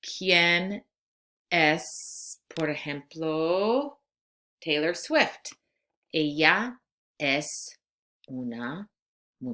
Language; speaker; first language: Spanish; non-native, fluent; English